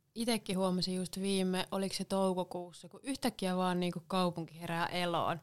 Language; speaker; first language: Finnish; native; Finnish